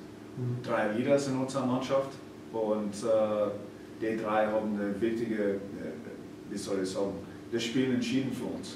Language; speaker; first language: German; non-native, fluent; English